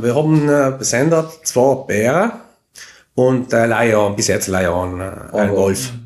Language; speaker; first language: German; non-native, learner; Italian